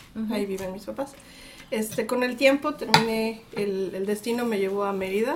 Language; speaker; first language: Spanish; native; Spanish